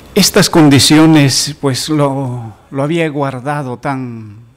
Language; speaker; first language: Spanish; non-native, local second language; Quechua